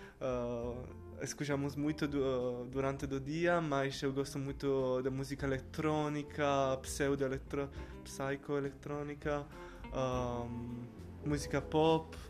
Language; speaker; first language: Portuguese; non-native, learner; Italian